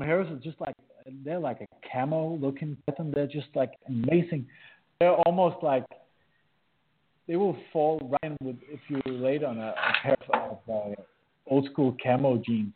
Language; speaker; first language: English; non-native, fluent; Danish